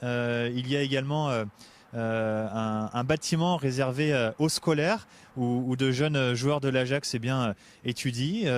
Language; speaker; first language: French; native; French